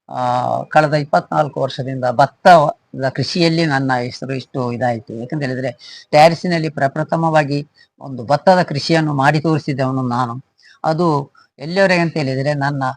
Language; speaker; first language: Kannada; native; Kannada